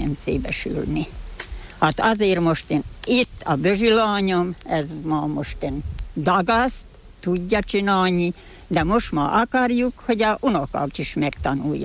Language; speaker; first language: Hungarian; native; Hungarian